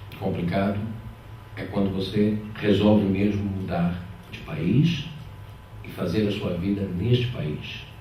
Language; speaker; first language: Portuguese; native; Portuguese